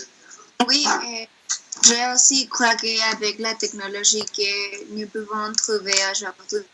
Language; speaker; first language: French; non-native, learner; Spanish